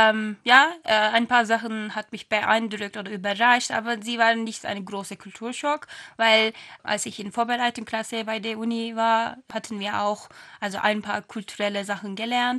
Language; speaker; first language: German; non-native, fluent; Turkish